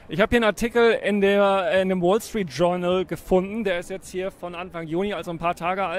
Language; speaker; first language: German; native; German